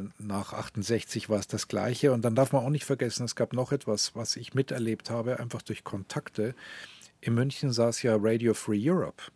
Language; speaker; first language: German; native; German